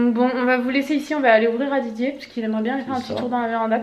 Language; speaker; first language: French; native; French